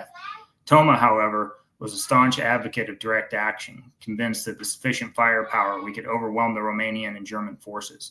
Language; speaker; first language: English; native; English